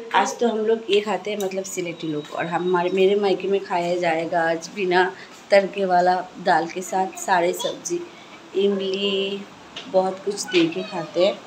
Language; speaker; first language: Hindi; non-native, local second language; Bangla